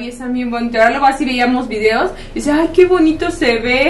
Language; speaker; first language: Spanish; native; Spanish